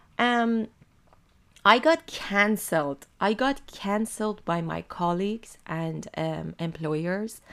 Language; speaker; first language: English; non-native, fluent; Persian